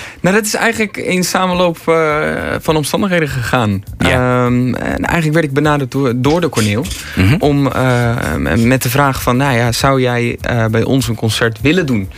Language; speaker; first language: Dutch; native; Dutch